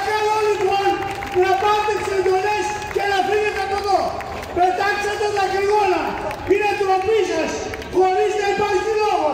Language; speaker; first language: Greek; native; Greek